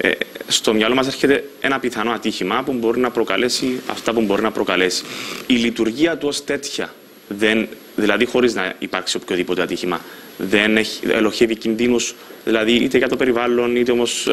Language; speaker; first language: Greek; native; Greek